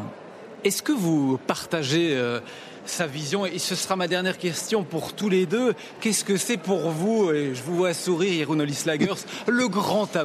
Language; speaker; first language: French; native; French